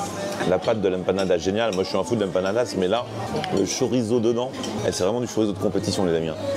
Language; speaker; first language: French; native; French